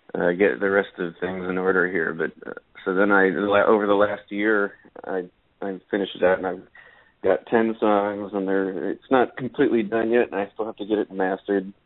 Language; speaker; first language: English; native; English